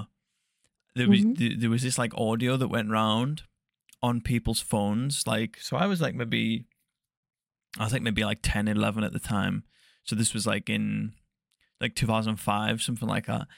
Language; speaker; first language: English; native; English